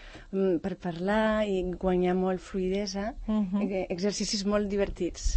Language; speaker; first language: Catalan; non-native, local second language; French